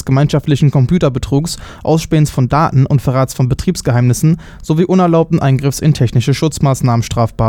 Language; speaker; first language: German; native; German